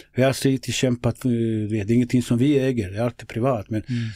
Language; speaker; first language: Swedish; non-native, fluent; Bosnian